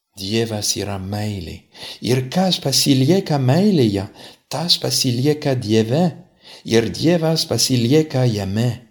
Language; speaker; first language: Lithuanian; non-native, fluent; French